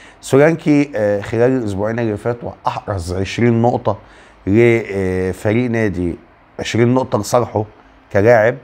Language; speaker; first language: Arabic; native; Arabic